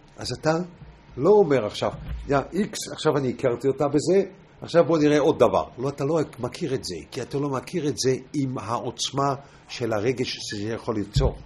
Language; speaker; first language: Hebrew; non-native, fluent; English